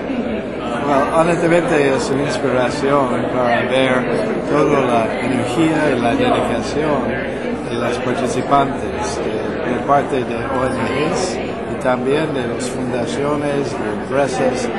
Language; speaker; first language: Spanish; non-native, fluent; English